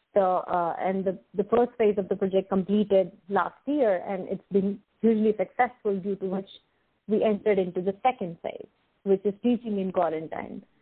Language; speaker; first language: English; non-native, local second language; Hindi